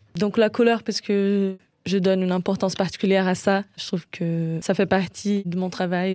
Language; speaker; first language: French; non-native, fluent; Portuguese